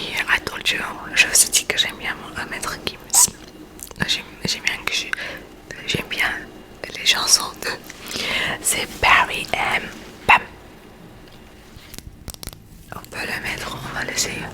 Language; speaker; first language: French; non-native, learner; Spanish